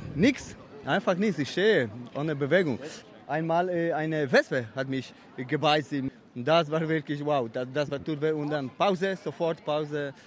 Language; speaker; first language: German; non-native, fluent; Polish